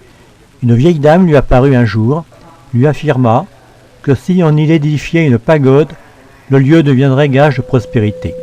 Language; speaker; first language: French; native; French